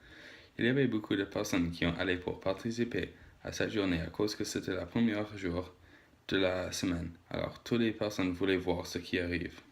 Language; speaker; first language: French; non-native, learner; English